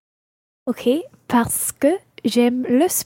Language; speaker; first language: French; non-native, learner; English